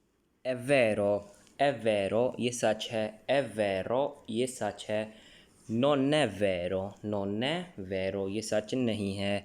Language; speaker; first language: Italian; non-native, learner; Urdu